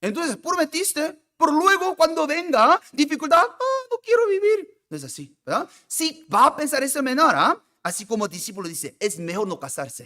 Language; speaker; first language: Spanish; non-native, fluent; Korean